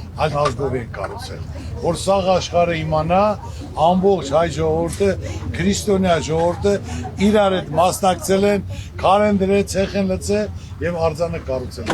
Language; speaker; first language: Armenian; native; Armenian